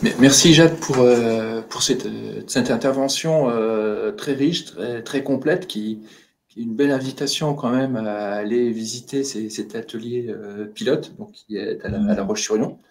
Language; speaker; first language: French; native; French